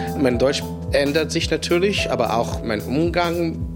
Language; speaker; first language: German; non-native, fluent; Hebrew